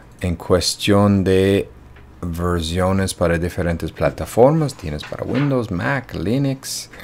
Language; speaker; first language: Spanish; non-native, fluent; English